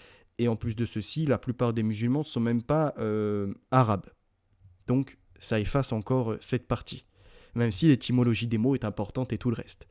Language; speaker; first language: French; native; French